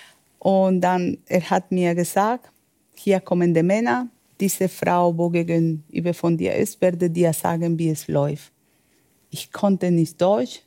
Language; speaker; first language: German; non-native, learner; Spanish